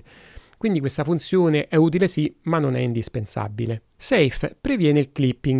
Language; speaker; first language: Italian; native; Italian